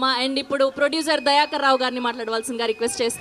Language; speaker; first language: Telugu; native; Telugu